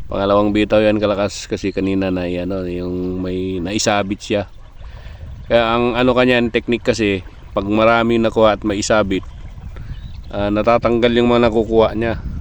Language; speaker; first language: Filipino; native; Filipino